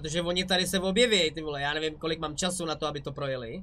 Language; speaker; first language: Czech; native; Czech